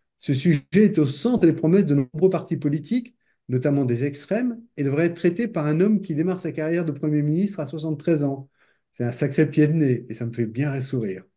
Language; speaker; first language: French; native; French